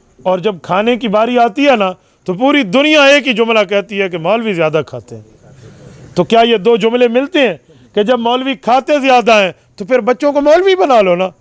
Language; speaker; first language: Urdu; non-native, local second language; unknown